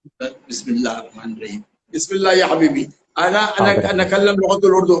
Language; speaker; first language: Arabic; non-native, learner; Urdu